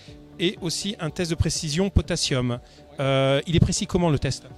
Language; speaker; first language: French; native; French